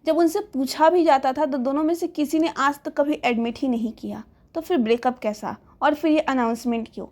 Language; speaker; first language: Hindi; native; Hindi